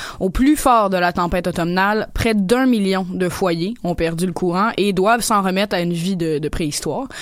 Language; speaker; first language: French; native; French